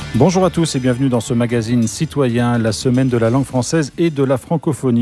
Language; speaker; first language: French; native; French